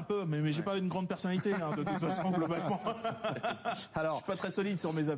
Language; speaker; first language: French; native; French